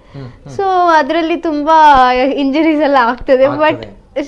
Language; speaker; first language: Kannada; non-native, local second language; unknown